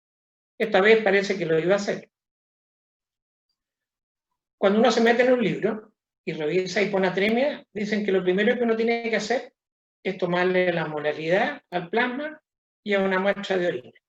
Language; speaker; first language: Spanish; native; Spanish